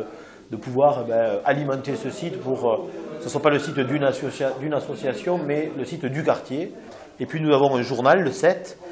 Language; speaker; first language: French; native; French